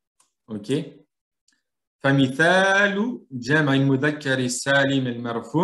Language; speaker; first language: Arabic; non-native, fluent; French